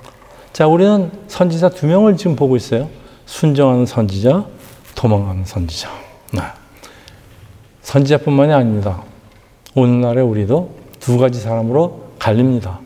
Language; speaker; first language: Korean; native; Korean